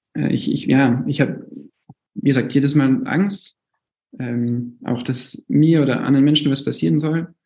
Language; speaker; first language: German; native; German